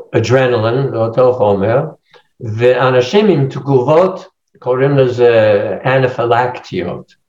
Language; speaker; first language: Hebrew; non-native, fluent; English